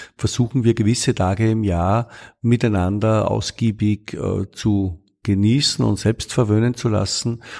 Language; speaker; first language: German; native; German